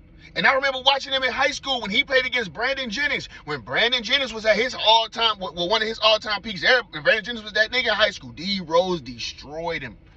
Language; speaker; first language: English; native; English